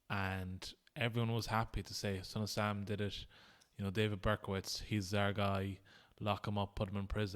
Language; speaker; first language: English; native; English